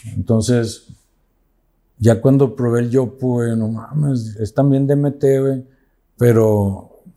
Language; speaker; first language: Spanish; native; Spanish